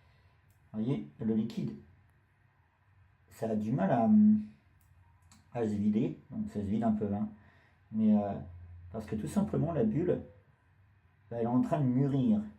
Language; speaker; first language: French; native; French